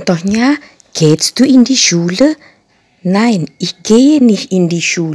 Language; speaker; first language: German; non-native, fluent; Indonesian